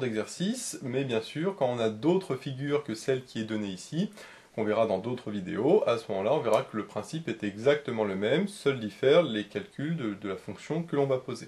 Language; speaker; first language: French; native; French